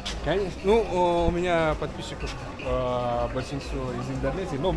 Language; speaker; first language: Russian; non-native, fluent; Indonesian